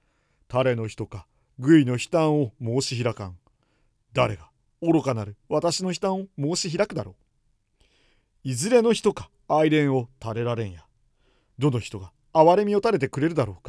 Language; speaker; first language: Japanese; native; Japanese